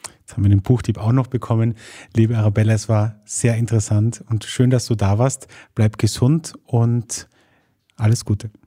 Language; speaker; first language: German; native; German